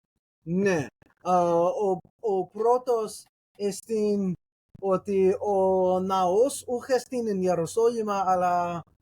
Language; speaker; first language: Greek; non-native, learner; English